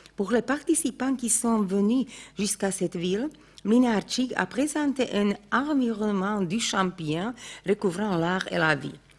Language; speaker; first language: French; non-native, fluent; Slovak